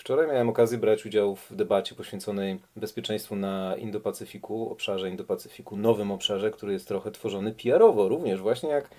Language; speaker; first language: Polish; native; Polish